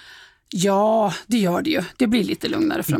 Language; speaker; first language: Swedish; native; Swedish